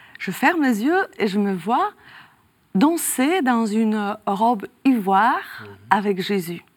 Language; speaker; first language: French; non-native, fluent; Polish